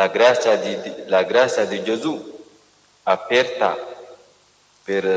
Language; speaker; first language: Italian; non-native, learner; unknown